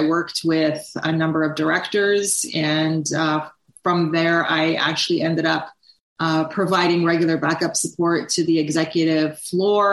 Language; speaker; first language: English; native; English